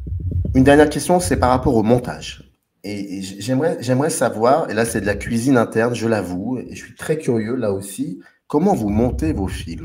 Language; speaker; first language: French; native; French